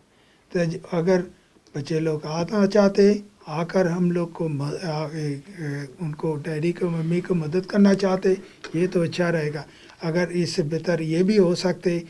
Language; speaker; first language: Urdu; non-native, fluent; Bangla